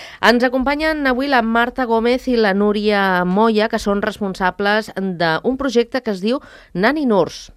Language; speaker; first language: Catalan; native; Catalan